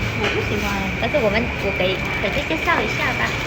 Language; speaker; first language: Chinese; non-native, learner; Vietnamese